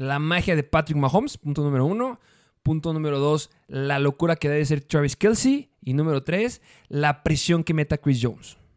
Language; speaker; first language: Spanish; native; Spanish